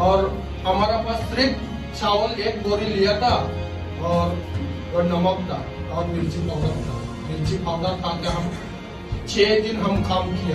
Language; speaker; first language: Hindi; non-native, local second language; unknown